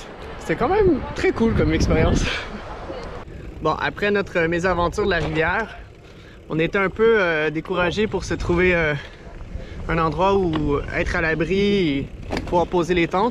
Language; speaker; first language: French; native; French